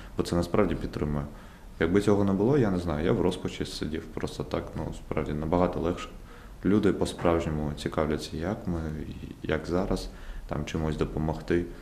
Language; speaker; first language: Ukrainian; non-native, local second language; Russian